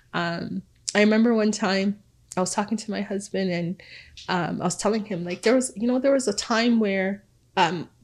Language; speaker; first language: English; early bilingual, other home language; Akan